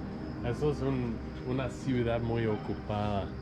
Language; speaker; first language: Spanish; non-native, learner; English